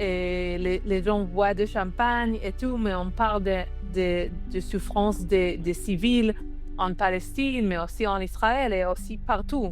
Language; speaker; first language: French; non-native, learner; Hebrew